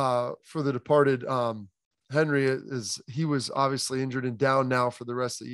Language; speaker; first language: English; native; English